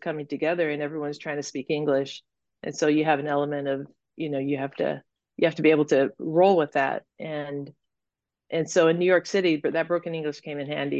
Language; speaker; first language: English; native; English